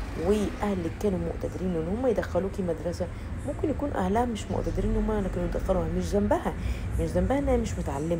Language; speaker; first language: Arabic; native; Arabic